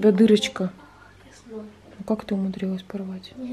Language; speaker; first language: Russian; native; Russian